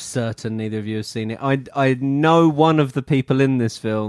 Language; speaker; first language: English; native; English